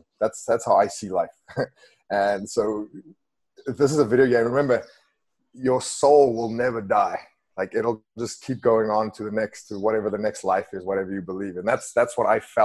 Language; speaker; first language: English; non-native, local second language; Afrikaans